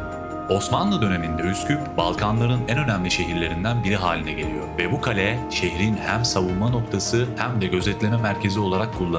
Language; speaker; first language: Turkish; native; Turkish